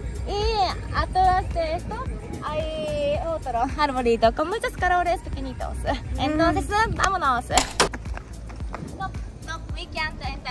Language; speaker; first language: Spanish; non-native, learner; Japanese